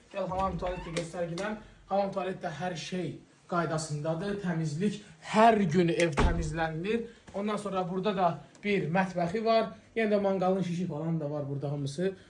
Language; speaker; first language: Azerbaijani; native; Azerbaijani